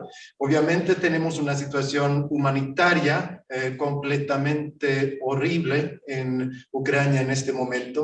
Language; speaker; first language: Spanish; non-native, fluent; Swedish